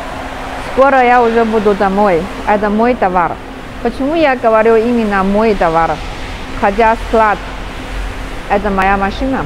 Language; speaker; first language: Russian; non-native, learner; Chinese